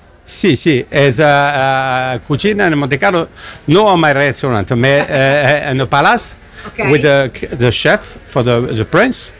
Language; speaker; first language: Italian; non-native, learner; French